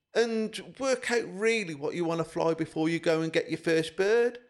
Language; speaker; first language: English; native; English